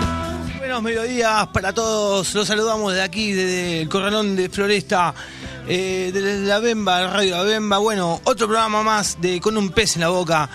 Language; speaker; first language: Spanish; native; Spanish